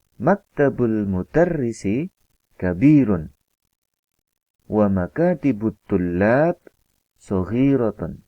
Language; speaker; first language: Arabic; non-native, fluent; Indonesian